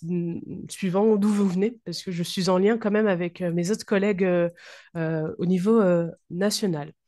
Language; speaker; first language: French; native; French